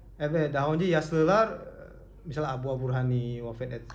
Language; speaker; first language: Turkish; non-native, learner; Indonesian